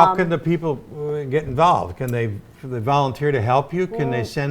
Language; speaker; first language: English; native; English